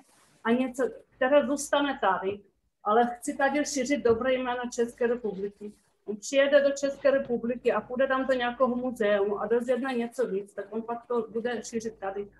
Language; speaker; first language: Czech; native; Czech